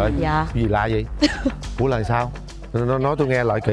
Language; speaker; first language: Vietnamese; native; Vietnamese